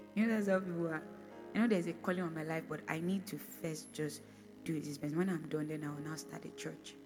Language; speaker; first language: English; non-native, local second language; Bini